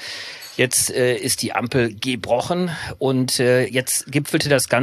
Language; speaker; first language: German; native; German